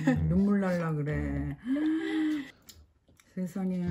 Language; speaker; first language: Korean; native; Korean